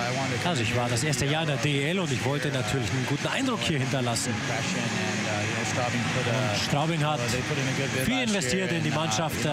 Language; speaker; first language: German; native; German